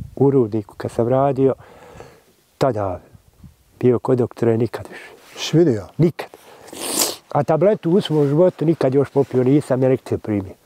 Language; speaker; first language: Bosnian; native; Bosnian